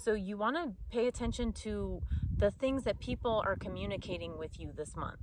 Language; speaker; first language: English; native; English